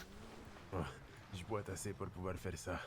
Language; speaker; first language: French; native; French